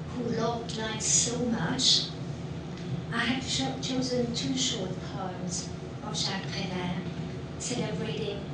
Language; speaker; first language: English; non-native, fluent; French